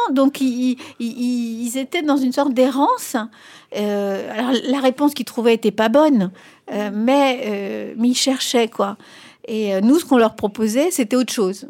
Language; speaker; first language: French; non-native, fluent; Spanish